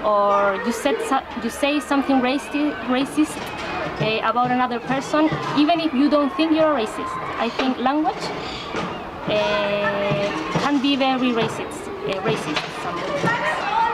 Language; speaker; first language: English; non-native, learner; Spanish